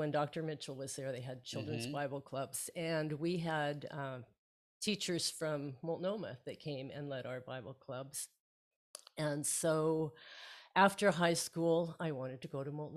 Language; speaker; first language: English; native; English